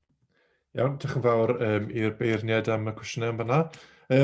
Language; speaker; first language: Welsh; native; Welsh